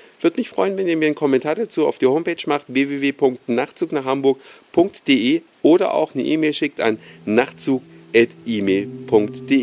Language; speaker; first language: German; native; German